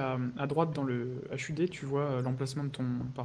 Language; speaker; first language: French; native; French